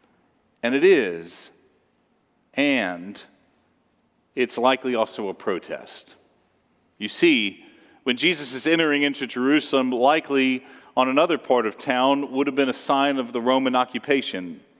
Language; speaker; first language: English; native; English